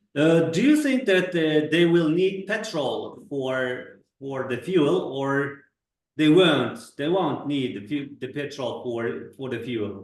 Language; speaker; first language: English; non-native, fluent; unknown